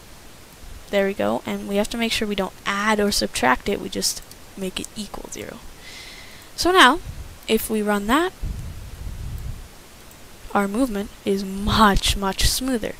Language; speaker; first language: English; native; English